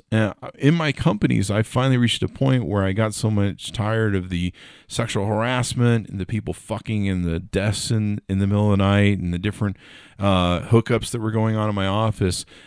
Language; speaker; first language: English; native; English